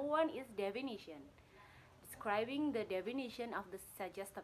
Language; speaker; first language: English; non-native, learner; Indonesian